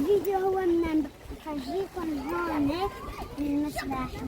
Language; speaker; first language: Arabic; native; Arabic